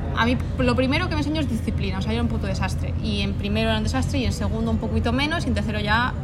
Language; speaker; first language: Spanish; native; Spanish